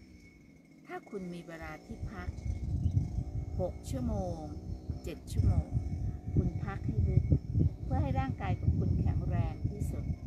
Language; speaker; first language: Thai; native; Thai